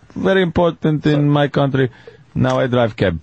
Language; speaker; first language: English; native; English